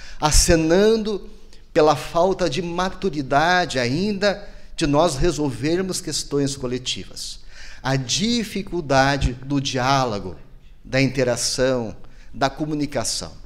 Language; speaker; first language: Portuguese; native; Portuguese